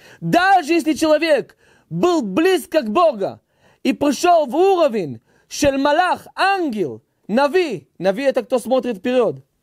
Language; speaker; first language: Russian; early bilingual, heritage; Hebrew